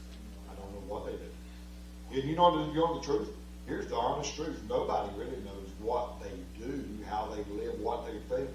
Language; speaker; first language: English; native; English